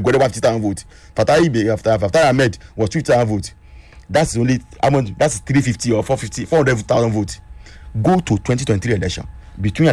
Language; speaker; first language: English; non-native, local second language; Yoruba